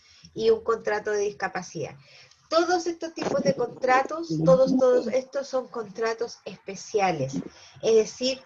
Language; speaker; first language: Spanish; native; Spanish